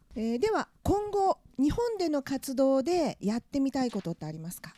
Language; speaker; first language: Japanese; native; Japanese